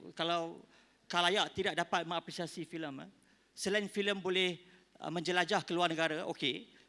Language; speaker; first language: Malay; native; Malay